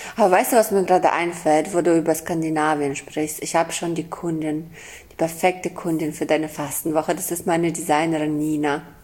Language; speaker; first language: German; early bilingual, other home language; Russian